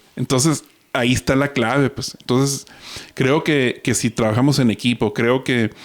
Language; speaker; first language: Spanish; native; Spanish